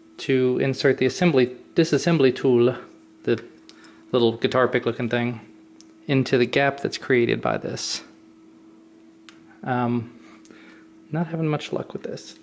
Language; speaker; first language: English; native; English